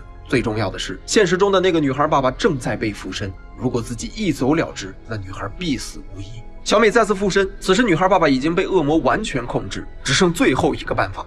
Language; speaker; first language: Chinese; native; Chinese